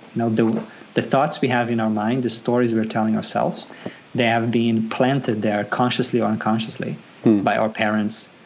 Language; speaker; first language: English; non-native, fluent; Portuguese